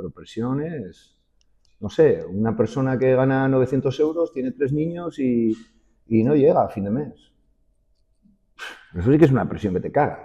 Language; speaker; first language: Spanish; native; Spanish